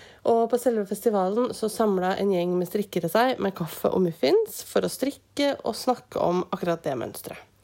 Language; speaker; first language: Norwegian; native; Norwegian